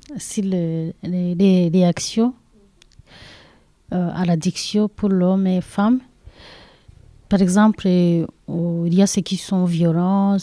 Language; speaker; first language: French; non-native, learner; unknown